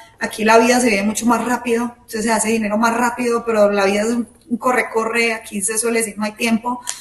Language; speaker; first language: Spanish; native; Spanish